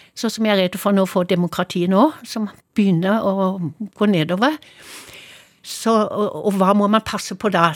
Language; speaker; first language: Norwegian; non-native, fluent; German